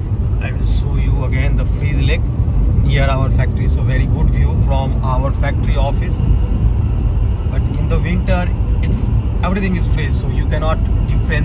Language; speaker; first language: English; non-native, local second language; Hindi